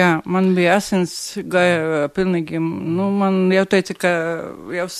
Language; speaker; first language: Latvian; non-native, local second language; Russian